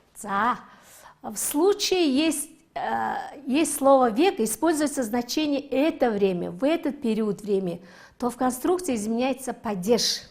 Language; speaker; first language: Russian; non-native, fluent; Mongolian